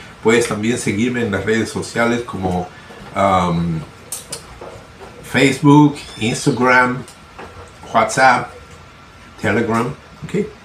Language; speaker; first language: Spanish; non-native, fluent; Portuguese